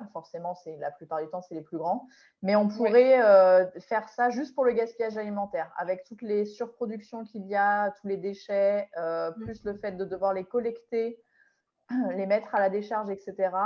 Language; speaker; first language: French; native; French